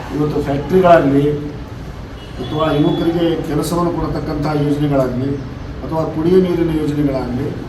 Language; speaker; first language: Kannada; non-native, local second language; Lambadi